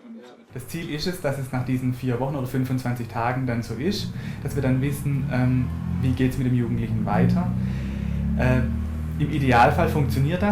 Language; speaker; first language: German; native; German